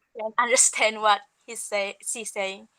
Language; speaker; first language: English; non-native, learner; Indonesian